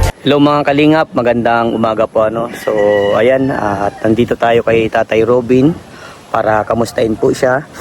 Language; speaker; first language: Filipino; non-native, local second language; Bikol